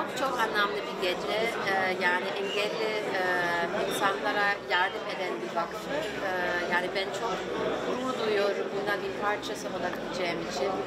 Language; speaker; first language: Turkish; early bilingual, heritage; German